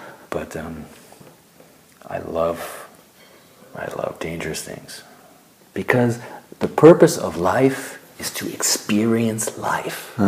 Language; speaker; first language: English; early bilingual, other home language; German